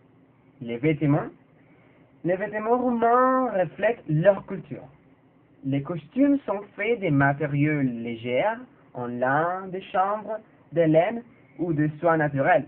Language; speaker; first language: French; non-native, learner; Spanish